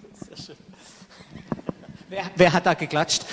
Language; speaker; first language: German; native; German